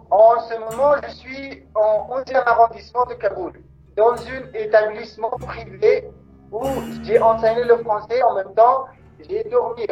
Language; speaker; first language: French; non-native, local second language; Persian